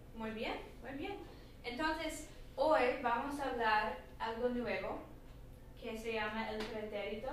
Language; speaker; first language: Spanish; non-native, learner; English